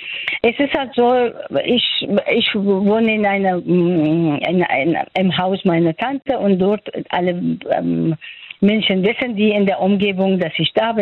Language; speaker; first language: German; non-native, fluent; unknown